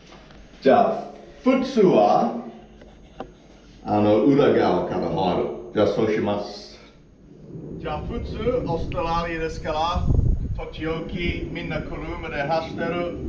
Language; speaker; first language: Japanese; non-native, learner; English